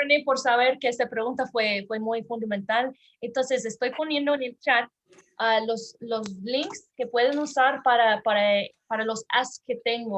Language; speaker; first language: Spanish; non-native, learner; English